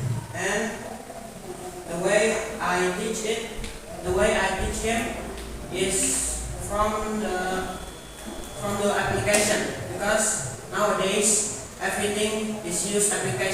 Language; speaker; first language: English; non-native, learner; Indonesian